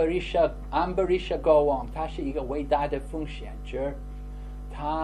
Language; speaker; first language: Chinese; non-native, fluent; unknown